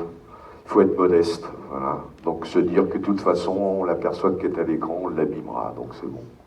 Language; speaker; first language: French; native; French